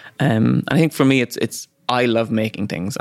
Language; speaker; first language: English; native; English